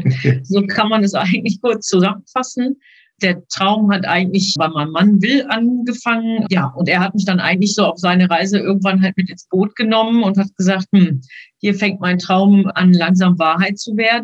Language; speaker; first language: German; native; German